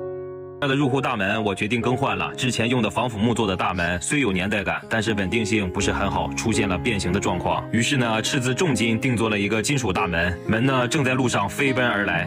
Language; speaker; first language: Chinese; native; Chinese